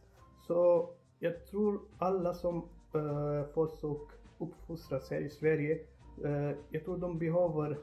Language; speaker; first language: Swedish; non-native, fluent; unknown